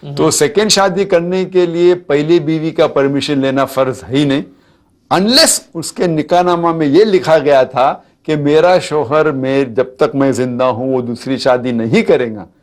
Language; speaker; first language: Urdu; non-native, local second language; Konkani